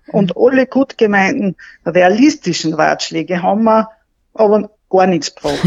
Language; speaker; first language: German; native; German